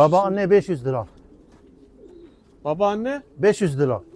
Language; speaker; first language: Turkish; non-native, learner; Arabic